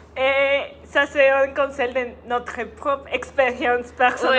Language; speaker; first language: French; non-native, learner; Spanish